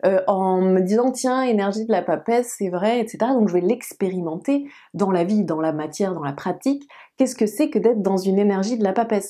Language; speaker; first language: French; native; French